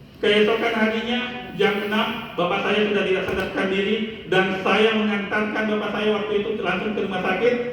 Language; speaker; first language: Indonesian; non-native, local second language; Buginese